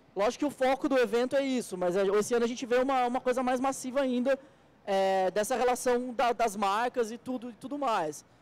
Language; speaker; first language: Portuguese; native; Portuguese